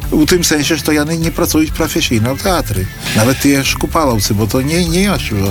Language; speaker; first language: Belarusian; native; Belarusian